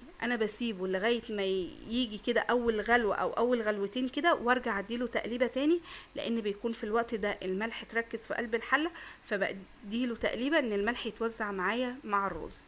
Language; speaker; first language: Arabic; native; Arabic